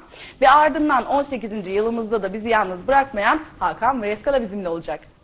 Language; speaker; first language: Turkish; native; Turkish